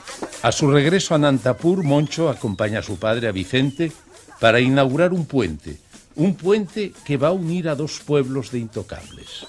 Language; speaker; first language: Spanish; native; Spanish